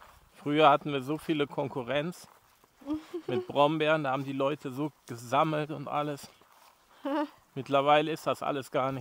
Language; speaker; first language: German; native; German